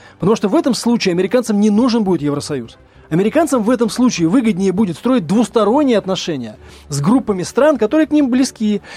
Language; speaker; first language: Russian; native; Russian